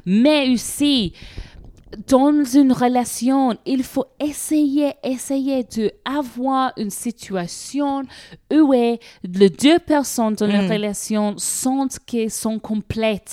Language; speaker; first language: French; non-native, learner; English